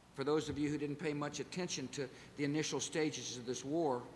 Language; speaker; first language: English; native; English